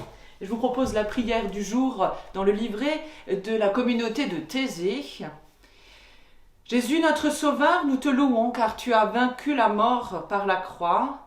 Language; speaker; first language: French; native; French